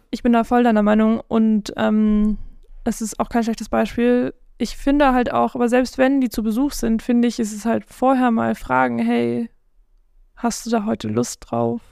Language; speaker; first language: German; non-native, fluent; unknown